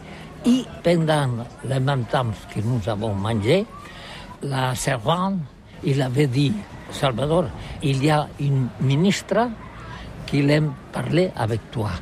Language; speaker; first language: French; non-native, learner; Catalan